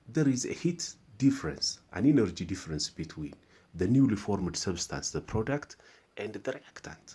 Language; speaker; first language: English; non-native, local second language; Amharic